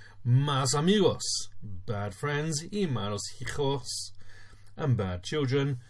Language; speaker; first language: Spanish; non-native, fluent; English